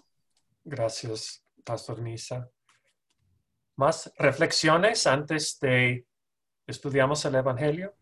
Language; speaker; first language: Spanish; non-native, fluent; English